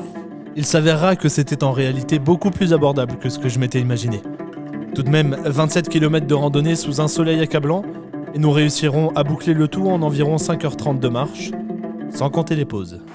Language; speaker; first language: French; native; French